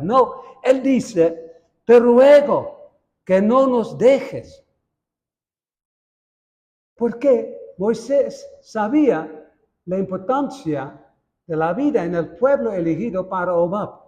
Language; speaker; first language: Spanish; non-native, fluent; Dutch